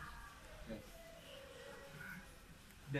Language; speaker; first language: English; non-native, local second language; Malay